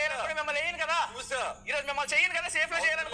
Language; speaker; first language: Telugu; native; Telugu